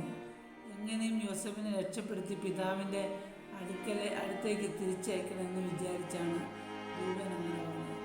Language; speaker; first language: Malayalam; native; Malayalam